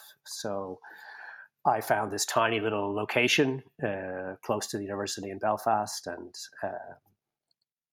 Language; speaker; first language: English; native; English